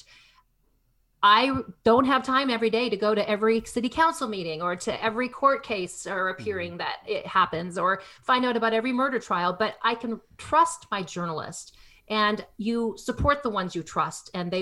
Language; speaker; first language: English; native; English